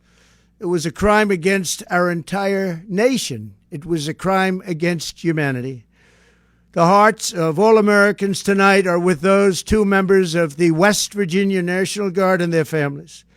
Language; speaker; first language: English; native; English